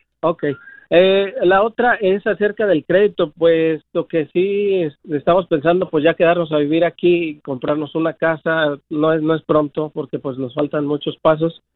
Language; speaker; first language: Spanish; native; Spanish